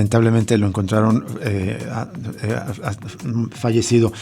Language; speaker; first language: Spanish; native; Spanish